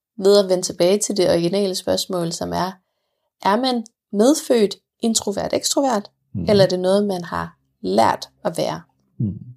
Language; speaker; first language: Danish; early bilingual, other home language; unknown